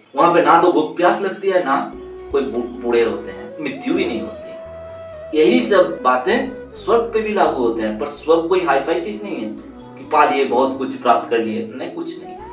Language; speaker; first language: Hindi; non-native, local second language; Bangla